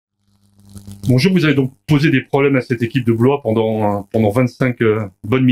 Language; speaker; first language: French; native; French